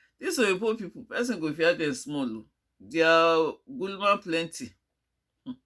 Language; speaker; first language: Nigerian Pidgin; non-native, local second language; Yoruba